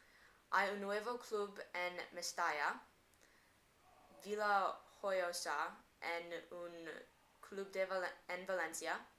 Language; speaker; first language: Spanish; non-native, learner; English